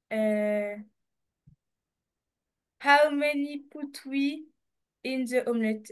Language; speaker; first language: English; non-native, learner; French